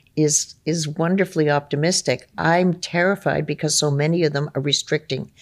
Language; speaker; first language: English; native; English